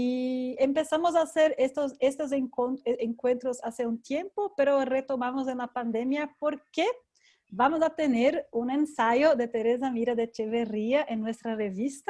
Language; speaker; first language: Spanish; non-native, fluent; Portuguese